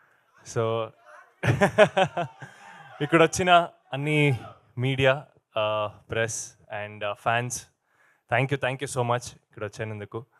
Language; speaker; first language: Telugu; non-native, learner; Kannada